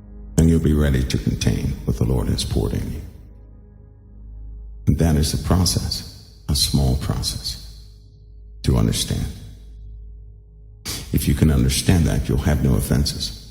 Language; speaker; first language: English; native; English